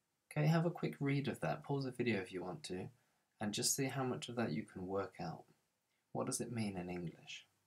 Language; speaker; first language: English; native; English